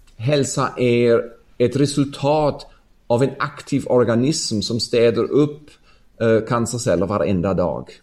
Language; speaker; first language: Swedish; non-native, fluent; German